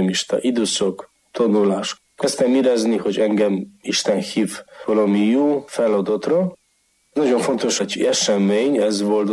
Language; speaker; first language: Hungarian; non-native, fluent; Polish